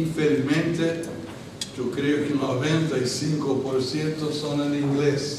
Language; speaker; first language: Spanish; non-native, fluent; Portuguese